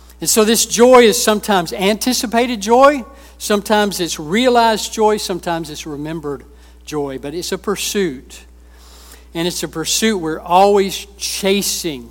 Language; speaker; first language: English; native; English